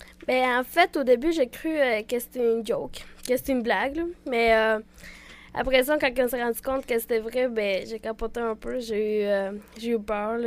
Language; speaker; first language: French; early bilingual, other home language; Spanish